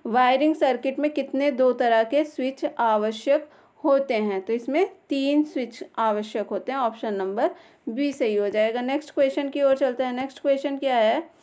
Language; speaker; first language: Hindi; native; Hindi